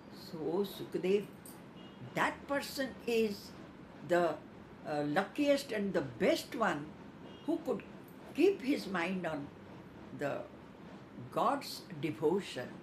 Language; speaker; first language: English; non-native, local second language; Odia